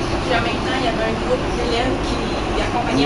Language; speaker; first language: French; native; French